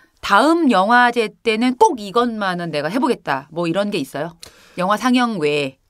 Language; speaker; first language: Korean; native; Korean